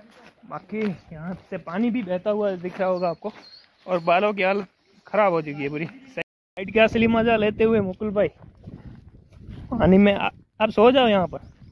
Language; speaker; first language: Hindi; non-native, local second language; Gujarati